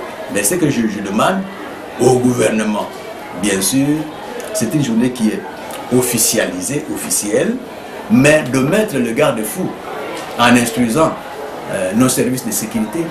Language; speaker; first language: French; native; French